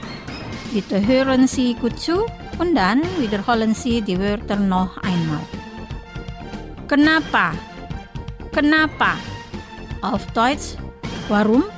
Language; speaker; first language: German; non-native, fluent; Indonesian